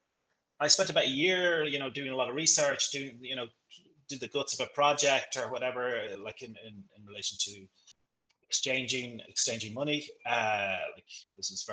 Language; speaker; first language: English; native; English